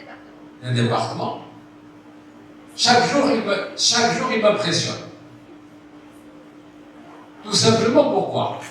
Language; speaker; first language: French; non-native, local second language; Arabic